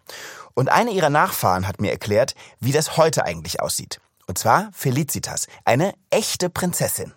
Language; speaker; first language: German; native; German